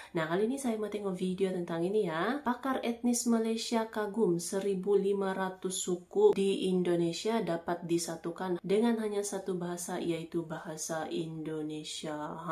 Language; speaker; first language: Malay; native; Malay